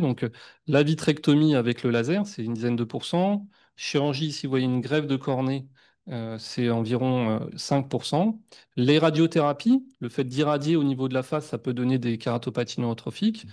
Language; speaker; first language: French; native; French